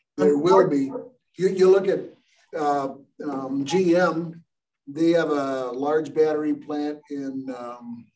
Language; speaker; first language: English; native; English